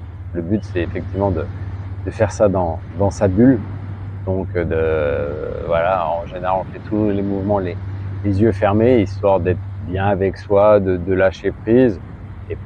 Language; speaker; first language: French; native; French